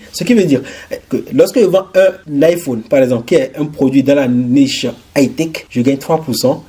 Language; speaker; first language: French; native; French